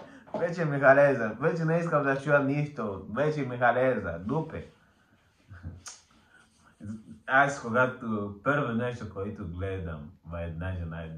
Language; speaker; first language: Bulgarian; non-native, learner; Portuguese